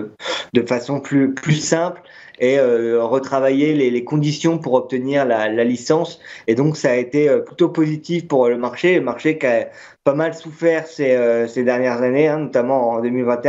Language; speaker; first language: French; native; French